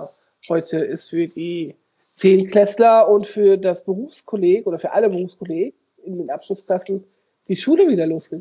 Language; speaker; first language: German; native; German